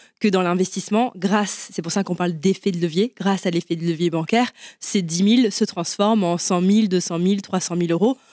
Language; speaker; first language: French; early bilingual, other home language; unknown